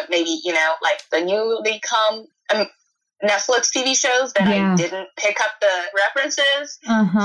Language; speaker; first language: English; non-native, fluent; Chinese